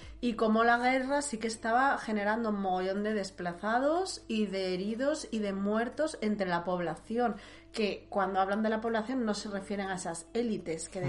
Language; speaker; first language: Spanish; native; Spanish